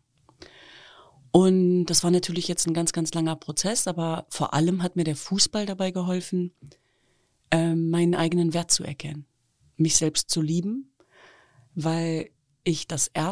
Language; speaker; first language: German; native; German